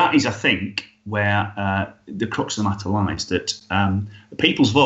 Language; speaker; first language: English; native; English